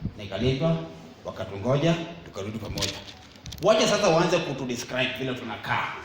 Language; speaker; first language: Swahili; non-native, local second language; Luo (Kenya and Tanzania)